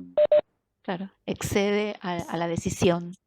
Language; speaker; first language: Spanish; native; Spanish